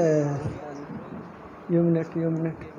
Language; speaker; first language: English; non-native, learner; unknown